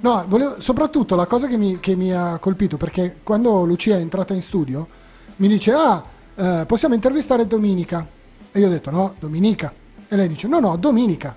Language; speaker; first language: Italian; native; Italian